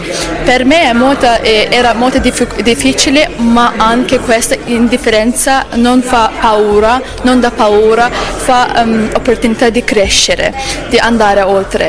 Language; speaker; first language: Italian; non-native, learner; Azerbaijani